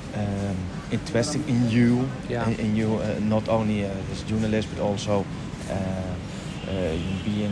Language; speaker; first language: English; non-native, learner; Dutch